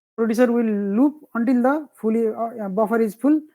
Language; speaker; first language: English; non-native, local second language; Nepali